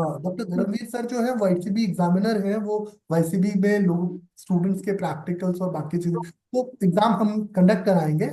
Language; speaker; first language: Hindi; native; Hindi